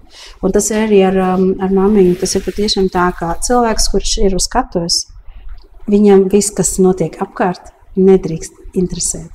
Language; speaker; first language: Latvian; early bilingual, heritage; Latvian